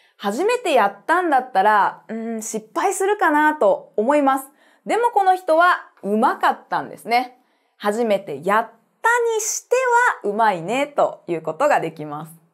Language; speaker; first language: Japanese; native; Japanese